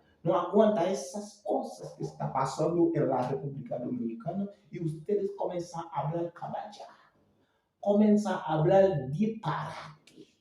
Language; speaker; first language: Spanish; non-native, fluent; Haitian Creole